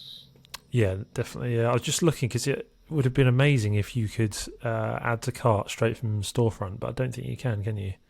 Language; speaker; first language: English; native; English